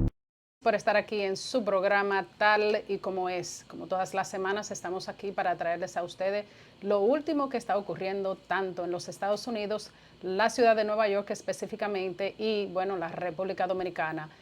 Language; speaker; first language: Spanish; native; Spanish